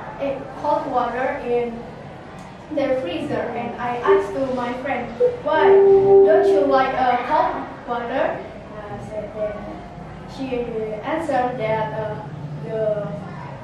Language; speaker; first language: English; non-native, learner; Indonesian